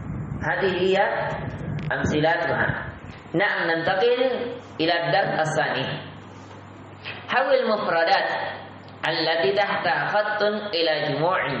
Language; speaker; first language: Arabic; non-native, fluent; Indonesian